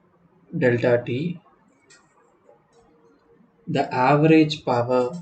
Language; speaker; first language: English; non-native, local second language; Tamil